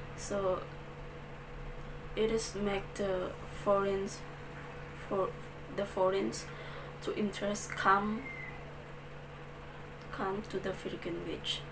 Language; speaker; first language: English; non-native, learner; Balinese